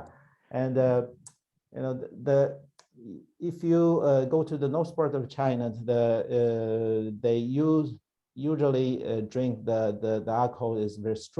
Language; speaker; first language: English; non-native, learner; Chinese